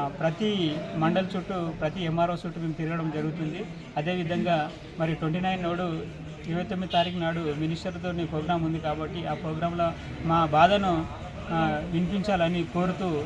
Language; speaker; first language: Telugu; native; Telugu